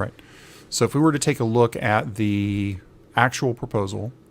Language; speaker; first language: English; native; English